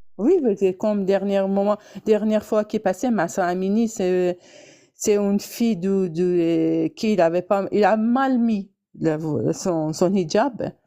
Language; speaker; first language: French; non-native, fluent; Persian